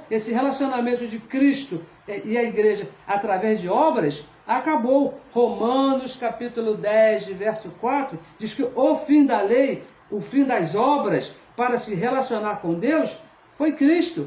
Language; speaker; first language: Portuguese; native; Portuguese